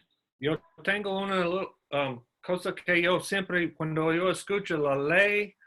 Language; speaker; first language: Spanish; non-native, learner; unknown